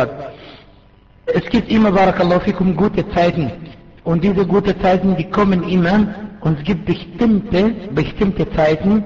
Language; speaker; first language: German; non-native, fluent; Arabic